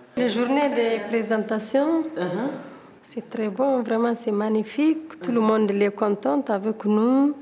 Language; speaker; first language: French; non-native, learner; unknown